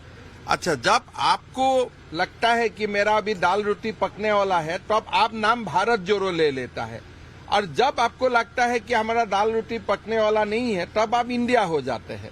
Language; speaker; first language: Hindi; non-native, local second language; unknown